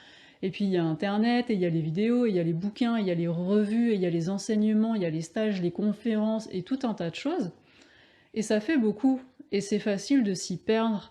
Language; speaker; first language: French; native; French